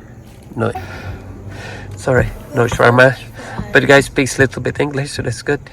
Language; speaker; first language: English; non-native, fluent; Indonesian